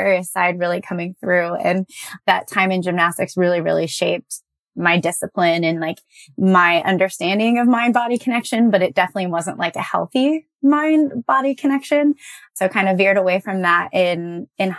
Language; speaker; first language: English; native; English